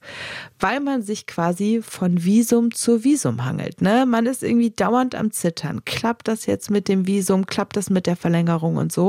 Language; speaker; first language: German; native; German